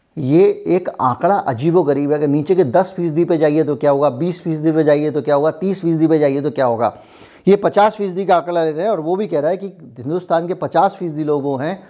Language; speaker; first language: Hindi; native; Hindi